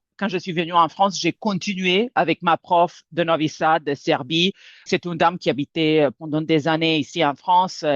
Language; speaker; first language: French; non-native, fluent; Serbian